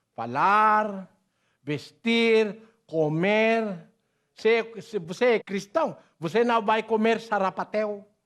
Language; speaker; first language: Portuguese; non-native, learner; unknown